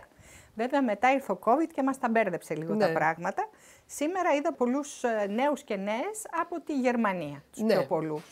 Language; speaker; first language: Greek; native; Greek